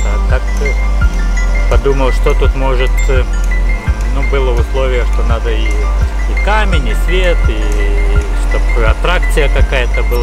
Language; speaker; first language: Russian; non-native, fluent; Lithuanian